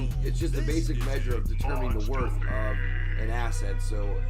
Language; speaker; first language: English; native; English